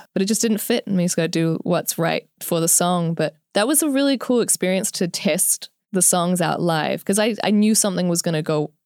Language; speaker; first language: English; native; English